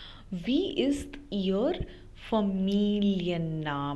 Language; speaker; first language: German; non-native, fluent; Hindi